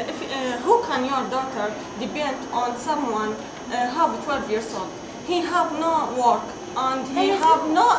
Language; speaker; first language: English; non-native, learner; Arabic